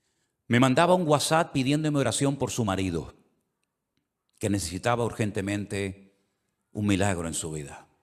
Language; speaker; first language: Spanish; native; Spanish